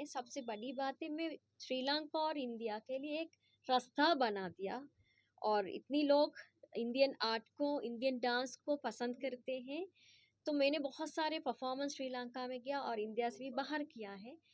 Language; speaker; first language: Hindi; non-native, fluent; Sinhala